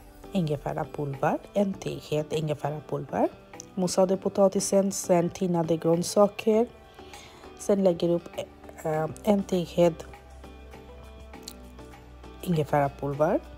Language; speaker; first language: Swedish; non-native, learner; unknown